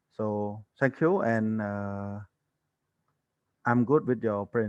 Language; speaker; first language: English; non-native, learner; Khmer